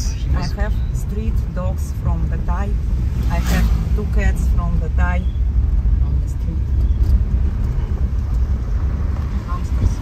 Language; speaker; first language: English; non-native, learner; Thai